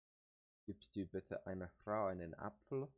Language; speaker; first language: German; non-native, learner; English